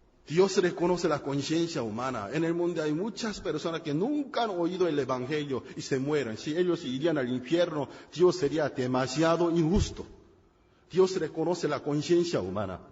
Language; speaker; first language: Spanish; non-native, fluent; Korean